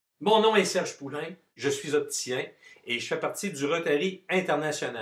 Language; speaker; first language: French; native; French